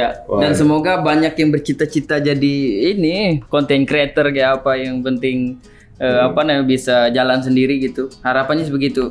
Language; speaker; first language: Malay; non-native, local second language; Sasak